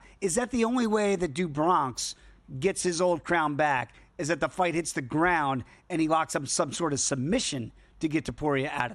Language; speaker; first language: English; native; English